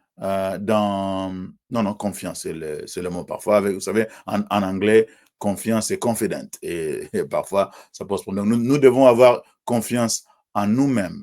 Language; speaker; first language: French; non-native, local second language; Swahili